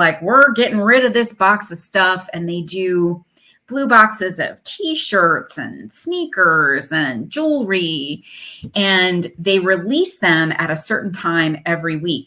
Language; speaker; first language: English; native; English